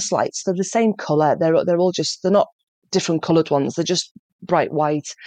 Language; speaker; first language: English; native; English